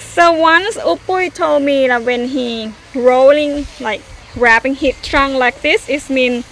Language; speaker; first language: English; non-native, learner; Thai